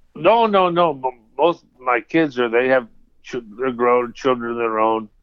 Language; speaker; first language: English; native; English